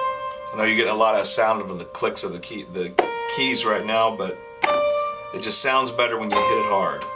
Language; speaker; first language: English; native; English